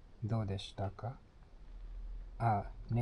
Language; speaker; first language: Japanese; non-native, learner; English